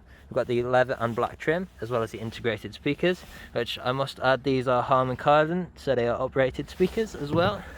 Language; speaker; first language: English; native; English